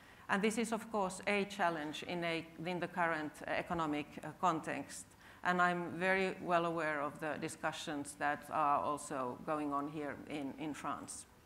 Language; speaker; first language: English; non-native, fluent; Finnish